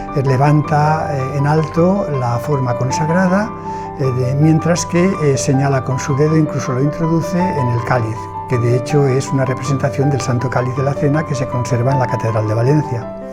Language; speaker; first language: Spanish; native; Spanish